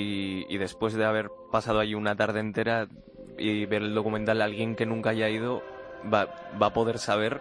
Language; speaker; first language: Spanish; native; Spanish